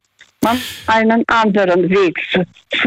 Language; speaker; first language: German; non-native, learner; Russian